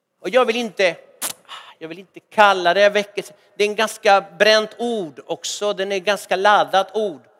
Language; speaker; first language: Swedish; non-native, fluent; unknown